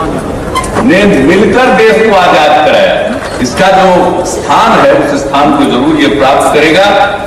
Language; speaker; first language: Hindi; native; Hindi